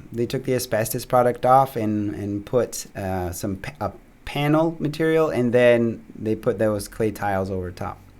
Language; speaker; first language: English; native; English